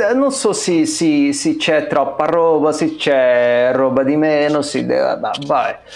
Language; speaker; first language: Italian; non-native, fluent; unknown